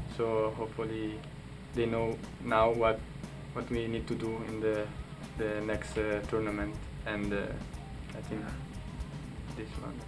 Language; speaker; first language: English; non-native, local second language; Filipino